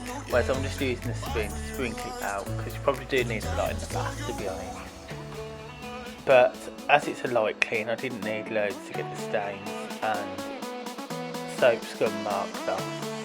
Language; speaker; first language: English; native; English